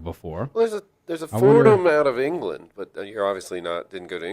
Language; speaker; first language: English; native; English